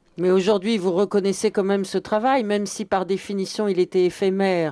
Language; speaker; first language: French; native; French